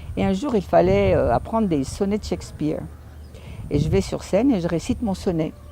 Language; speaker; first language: French; native; French